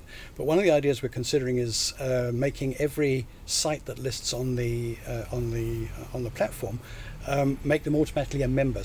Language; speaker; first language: English; native; English